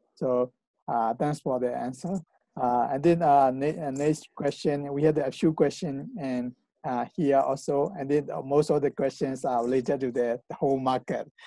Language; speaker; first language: English; non-native, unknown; Burmese